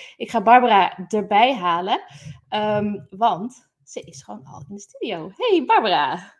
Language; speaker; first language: Dutch; native; Dutch